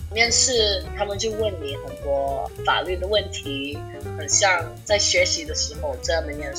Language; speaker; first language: Chinese; non-native, fluent; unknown